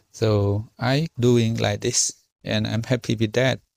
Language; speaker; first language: English; non-native, learner; Khmer